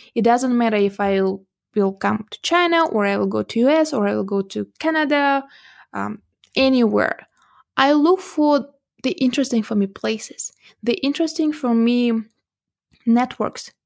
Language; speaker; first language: English; non-native, fluent; Russian